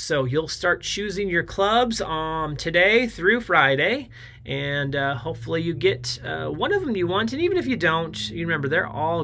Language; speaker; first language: English; native; English